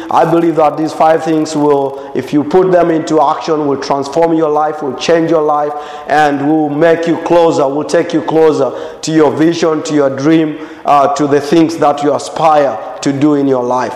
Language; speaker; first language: English; non-native, local second language; Swahili